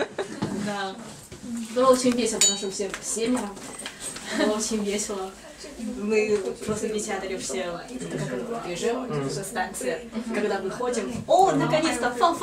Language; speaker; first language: Russian; non-native, fluent; Chinese